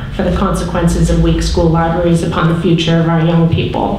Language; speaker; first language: English; native; English